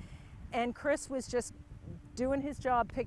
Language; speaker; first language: English; native; English